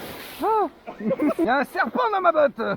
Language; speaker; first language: French; native; French